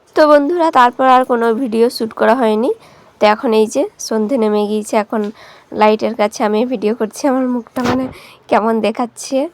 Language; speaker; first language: Bangla; non-native, local second language; Santali